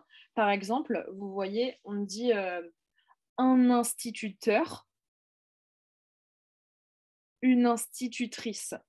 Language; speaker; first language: French; non-native, fluent; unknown